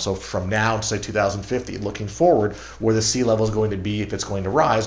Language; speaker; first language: English; native; English